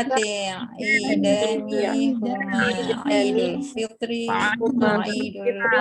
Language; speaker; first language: Arabic; non-native, learner; Indonesian